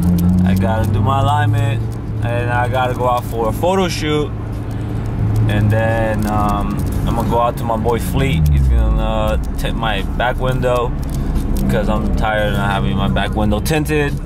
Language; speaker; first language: English; native; English